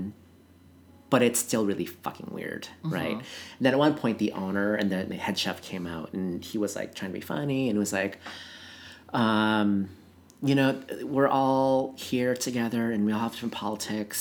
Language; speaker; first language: English; native; English